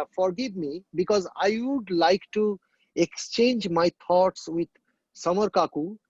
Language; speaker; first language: English; non-native, local second language; Bangla